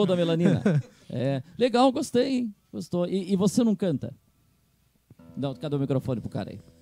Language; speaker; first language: Portuguese; native; Portuguese